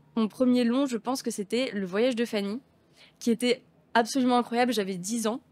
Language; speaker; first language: French; native; French